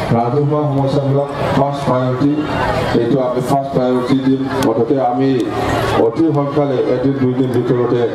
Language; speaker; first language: Assamese; non-native, local second language; Bodo